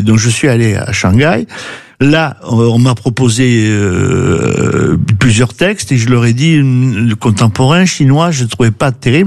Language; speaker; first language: French; native; French